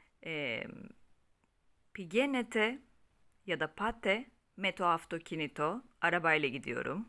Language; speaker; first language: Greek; non-native, learner; Turkish